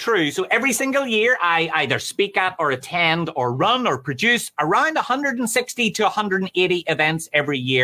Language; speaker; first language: English; native; English